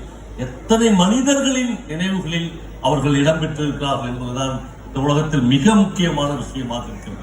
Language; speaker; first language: Tamil; native; Tamil